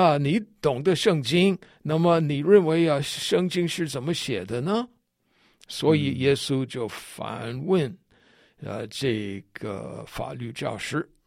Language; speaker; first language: Chinese; non-native, fluent; English